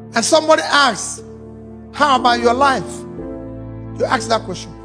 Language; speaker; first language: English; non-native, local second language; Igbo